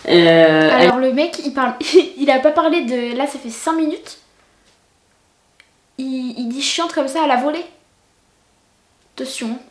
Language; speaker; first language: French; native; French